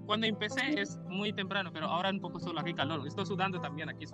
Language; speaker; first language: Spanish; non-native, learner; Hindi